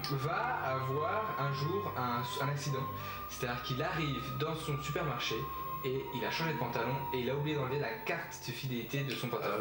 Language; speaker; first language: French; native; French